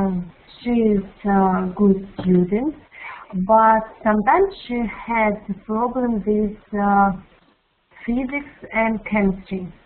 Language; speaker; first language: English; non-native, learner; Russian